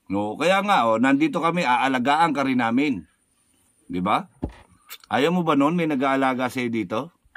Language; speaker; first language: Filipino; native; Filipino